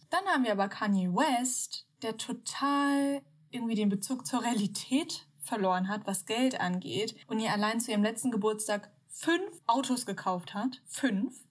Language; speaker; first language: German; early bilingual, other home language; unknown